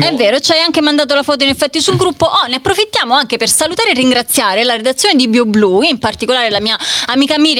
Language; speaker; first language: Italian; native; Italian